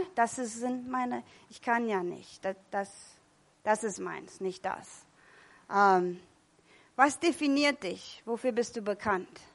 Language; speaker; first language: German; non-native, fluent; English